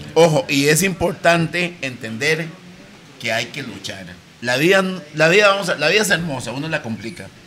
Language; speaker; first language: Spanish; native; Spanish